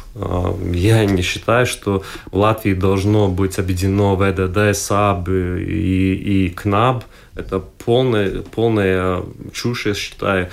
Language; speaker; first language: Russian; non-native, local second language; Latvian